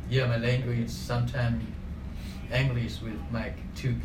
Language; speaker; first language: English; non-native, learner; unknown